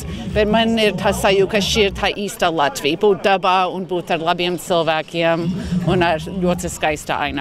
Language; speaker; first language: Latvian; early bilingual, heritage; Latvian